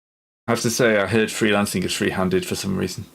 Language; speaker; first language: English; native; English